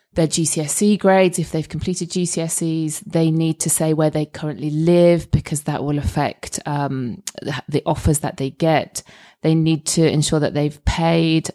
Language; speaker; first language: English; native; English